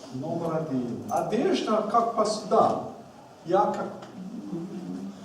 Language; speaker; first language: Russian; non-native, learner; English